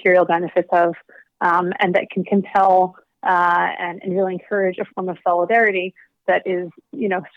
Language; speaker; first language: English; native; English